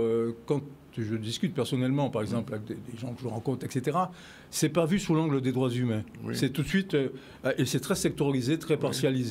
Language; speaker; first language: French; native; French